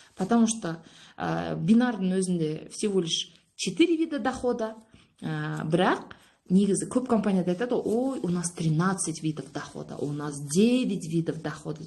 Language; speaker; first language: Russian; non-native, local second language; Kazakh